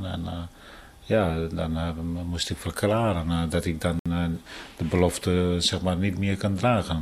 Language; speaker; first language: Dutch; non-native, fluent; Tibetan